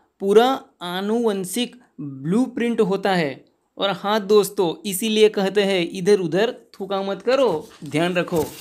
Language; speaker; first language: Hindi; non-native, local second language; Gujarati